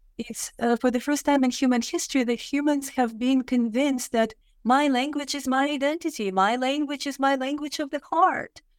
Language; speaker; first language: English; non-native, fluent; Russian